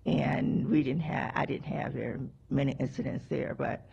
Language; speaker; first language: English; native; English